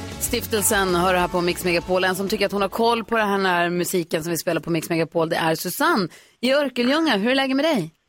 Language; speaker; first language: Swedish; native; Swedish